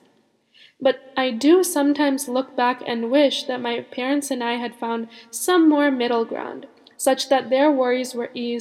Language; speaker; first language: English; early bilingual, other home language; Malayalam